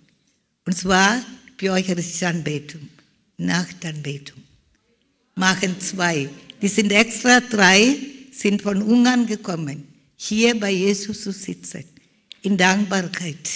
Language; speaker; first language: German; non-native, learner; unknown